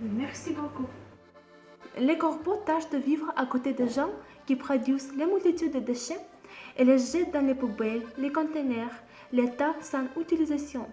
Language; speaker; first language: French; non-native, learner; Russian